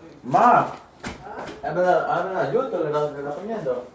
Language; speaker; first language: Spanish; early bilingual, heritage; Spanish